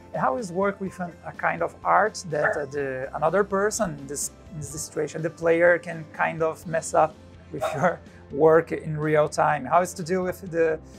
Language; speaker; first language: English; non-native, fluent; Portuguese